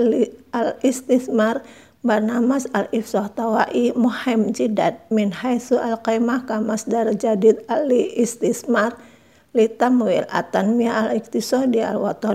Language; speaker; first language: Arabic; non-native, fluent; Indonesian